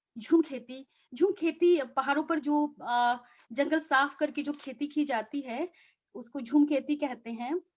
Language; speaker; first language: Hindi; non-native, local second language; Nyishi